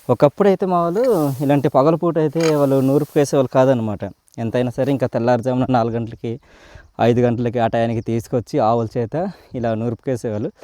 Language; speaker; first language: Telugu; non-native, local second language; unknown